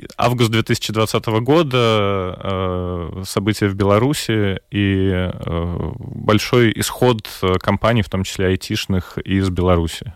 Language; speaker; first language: Russian; non-native, local second language; Latvian